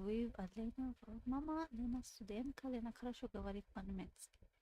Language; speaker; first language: Russian; non-native, learner; English